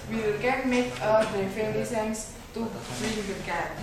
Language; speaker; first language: English; non-native, learner; Indonesian